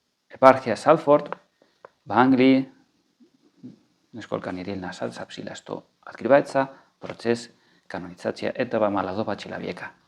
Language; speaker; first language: Russian; non-native, fluent; Spanish